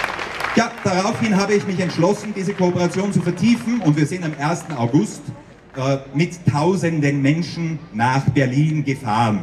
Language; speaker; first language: German; native; German